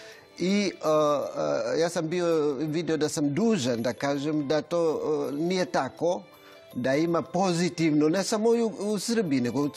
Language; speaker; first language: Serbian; non-native, fluent; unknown